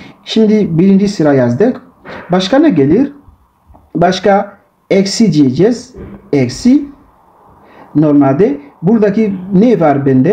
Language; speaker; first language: Turkish; non-native, learner; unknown